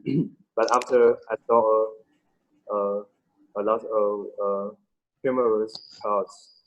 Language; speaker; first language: English; non-native, learner; Chinese